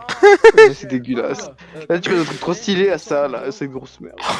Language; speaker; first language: French; native; French